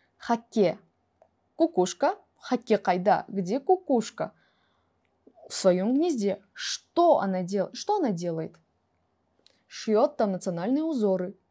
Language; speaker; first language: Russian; non-native, local second language; Kara-Kalpak